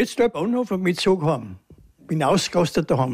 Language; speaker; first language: German; native; German